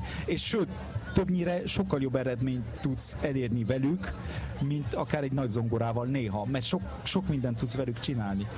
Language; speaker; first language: Hungarian; early bilingual, heritage; French